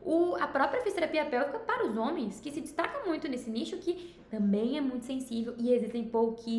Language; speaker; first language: Portuguese; native; Portuguese